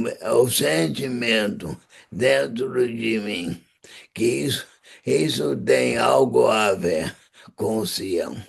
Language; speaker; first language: Portuguese; non-native, fluent; English